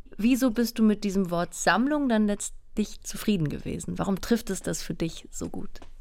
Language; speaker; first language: German; native; German